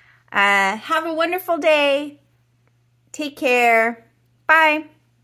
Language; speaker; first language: English; native; English